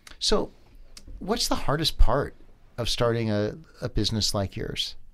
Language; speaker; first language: English; native; English